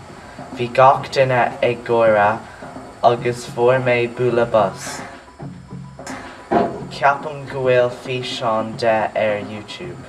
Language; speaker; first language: Irish; non-native, local second language; English